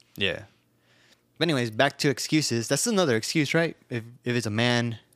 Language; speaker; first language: English; native; English